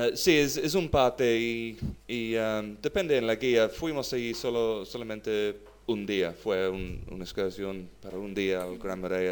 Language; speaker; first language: Spanish; non-native, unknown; English